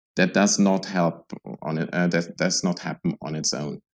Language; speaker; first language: English; non-native, fluent; German